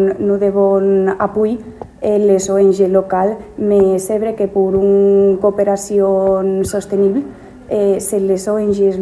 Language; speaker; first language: French; non-native, learner; Spanish